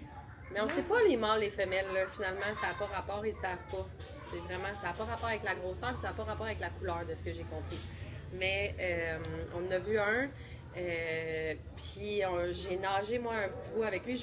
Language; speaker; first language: French; native; French